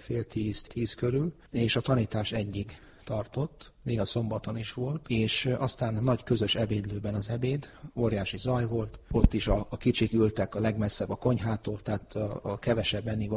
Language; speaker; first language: Hungarian; early bilingual, heritage; Hungarian